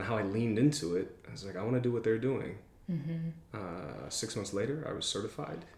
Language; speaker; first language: English; native; English